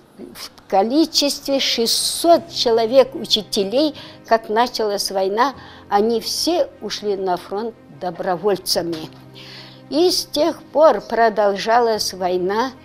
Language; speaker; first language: Russian; non-native, local second language; Crimean Tatar